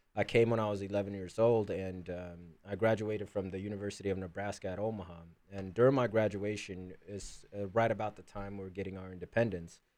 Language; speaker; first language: English; early bilingual, other home language; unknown